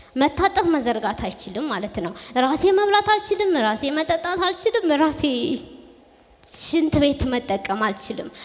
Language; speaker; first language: Amharic; native; Amharic